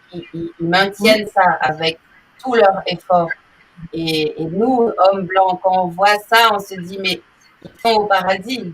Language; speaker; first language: French; non-native, fluent; Portuguese